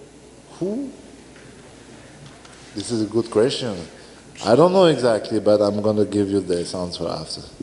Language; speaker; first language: English; non-native, learner; French